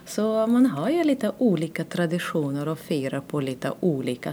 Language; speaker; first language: Swedish; non-native, fluent; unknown